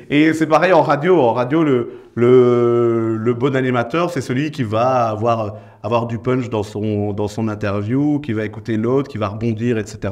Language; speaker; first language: French; native; French